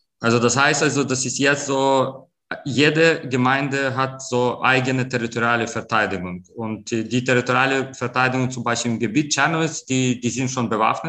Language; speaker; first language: German; non-native, fluent; Ukrainian